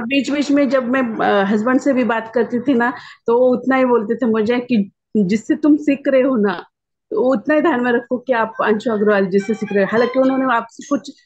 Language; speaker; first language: Hindi; non-native, local second language; Marathi